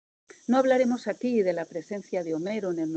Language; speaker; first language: Spanish; native; Spanish